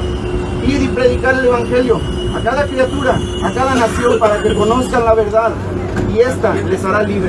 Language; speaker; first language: Spanish; native; Spanish